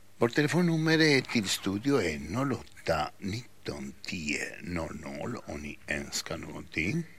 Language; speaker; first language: Swedish; non-native, fluent; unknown